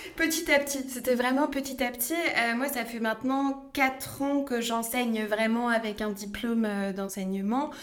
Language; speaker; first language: French; native; French